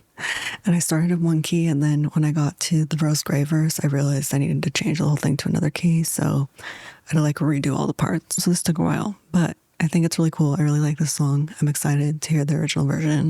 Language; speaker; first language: English; native; English